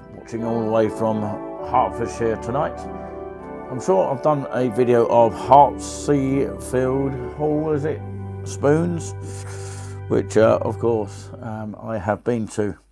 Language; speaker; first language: English; native; English